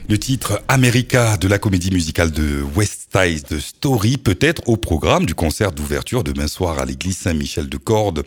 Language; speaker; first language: French; native; French